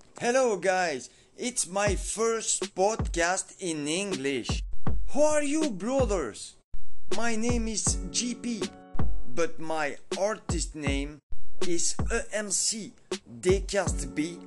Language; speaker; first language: English; non-native, learner; French